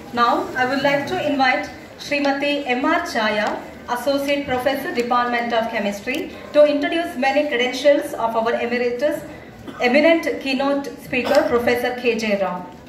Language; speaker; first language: English; non-native, local second language; Kannada